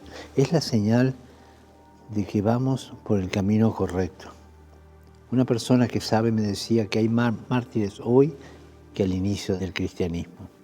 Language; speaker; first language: Spanish; native; Spanish